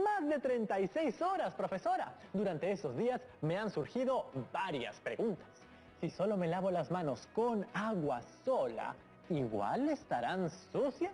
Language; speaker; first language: Spanish; native; Spanish